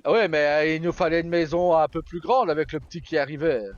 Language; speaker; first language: French; native; French